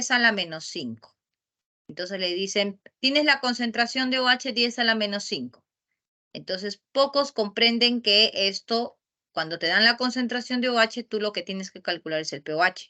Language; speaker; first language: Spanish; native; Spanish